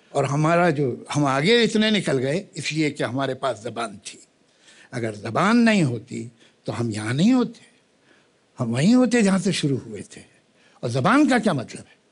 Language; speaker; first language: Hindi; native; Hindi